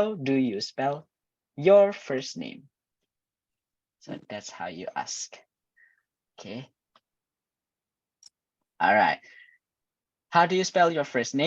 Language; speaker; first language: English; non-native, fluent; Indonesian